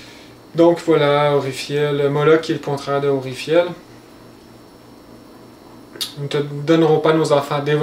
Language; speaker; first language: French; native; French